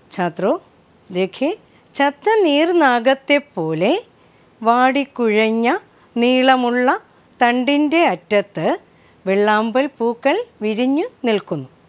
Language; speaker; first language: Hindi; non-native, local second language; Malayalam